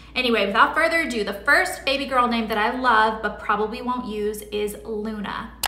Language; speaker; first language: English; native; English